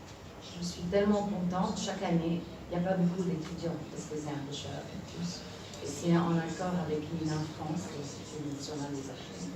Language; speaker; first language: French; non-native, local second language; Arabic